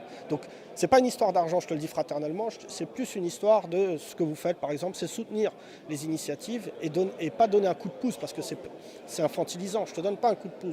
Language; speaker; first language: French; native; French